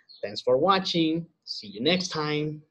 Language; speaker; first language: English; non-native, learner; Spanish